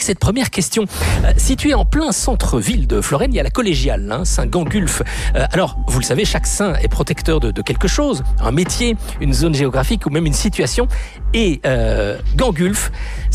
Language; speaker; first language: French; native; French